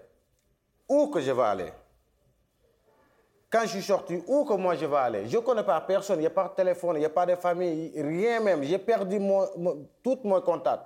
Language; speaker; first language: French; non-native, local second language; Wolof